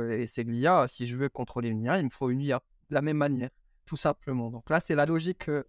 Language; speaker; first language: French; non-native, local second language; Arabic